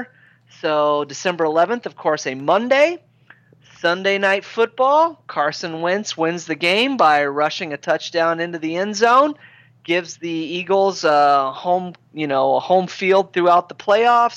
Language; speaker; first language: English; native; English